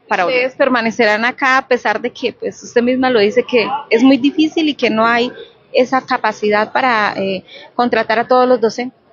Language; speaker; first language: Spanish; native; Spanish